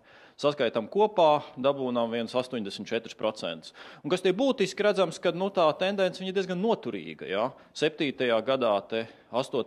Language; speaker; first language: Latvian; native; Latvian